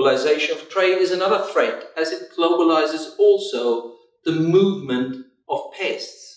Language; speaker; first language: English; non-native, fluent; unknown